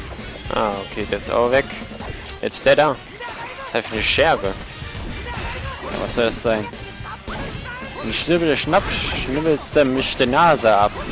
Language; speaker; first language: German; native; German